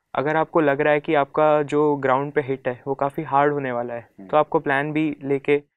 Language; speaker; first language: Hindi; non-native, local second language; Marathi